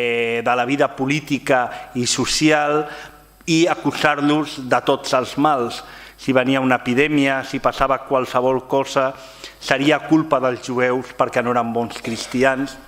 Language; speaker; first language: Catalan; native; Catalan